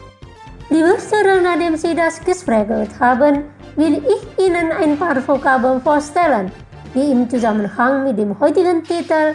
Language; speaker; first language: German; non-native, fluent; Indonesian